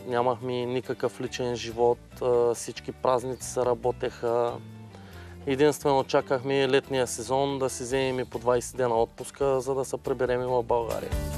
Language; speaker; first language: Bulgarian; native; Bulgarian